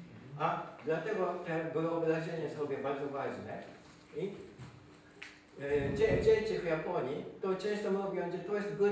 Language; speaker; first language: Polish; non-native, learner; Japanese